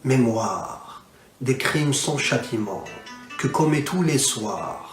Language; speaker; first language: French; non-native, local second language; Arabic